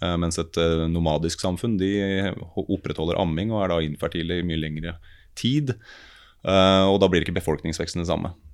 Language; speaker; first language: Norwegian; native; Norwegian